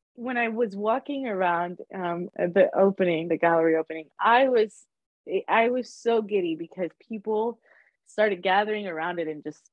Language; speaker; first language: English; early bilingual, other home language; Spanish